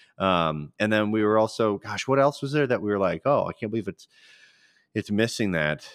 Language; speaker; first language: English; native; English